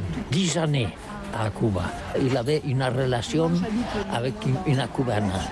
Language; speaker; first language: French; non-native, learner; Catalan